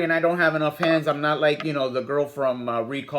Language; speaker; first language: English; native; English